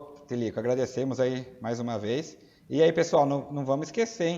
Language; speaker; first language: Portuguese; native; Portuguese